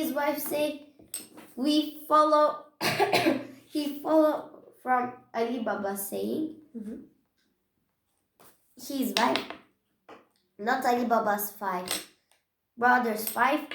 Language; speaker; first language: English; non-native, learner; Turkish